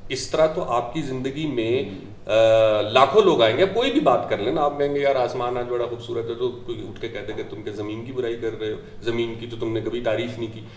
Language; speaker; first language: Urdu; native; Urdu